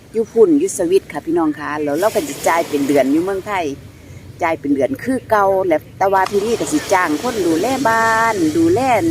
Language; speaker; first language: Thai; non-native, local second language; Northeastern Thai